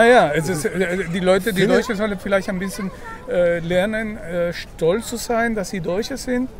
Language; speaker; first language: German; non-native, fluent; Spanish